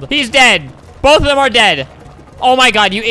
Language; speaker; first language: English; native; English